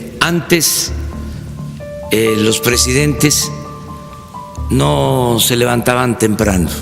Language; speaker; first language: Spanish; native; Spanish